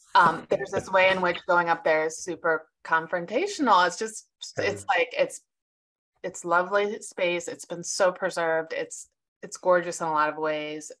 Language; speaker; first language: English; native; English